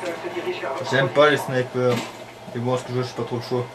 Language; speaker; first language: French; native; French